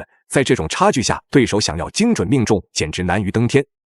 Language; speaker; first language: Chinese; native; Chinese